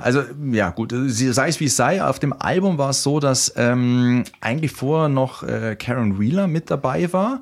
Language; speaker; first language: German; native; German